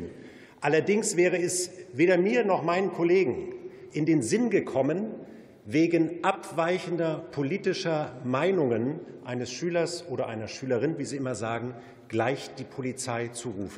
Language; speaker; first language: German; native; German